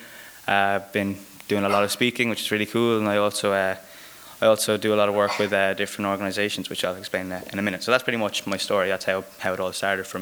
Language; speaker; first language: English; native; English